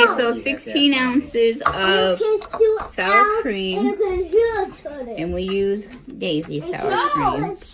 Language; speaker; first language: English; native; English